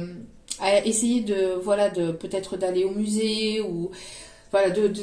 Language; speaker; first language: French; native; French